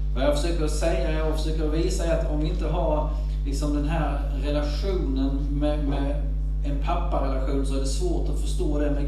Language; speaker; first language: Swedish; native; Swedish